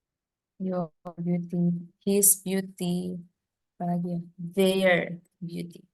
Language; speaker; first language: English; non-native, fluent; Indonesian